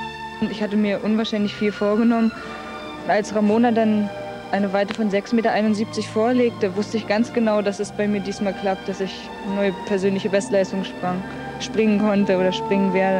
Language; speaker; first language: German; native; German